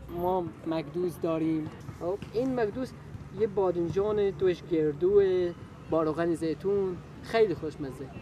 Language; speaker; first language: Persian; non-native, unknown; Arabic